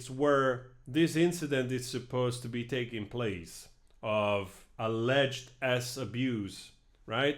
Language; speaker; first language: English; non-native, fluent; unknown